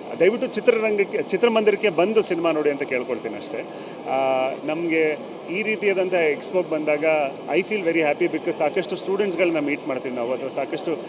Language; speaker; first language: Kannada; native; Kannada